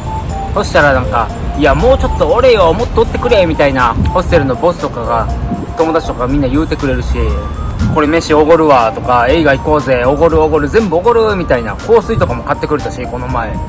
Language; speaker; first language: Japanese; native; Japanese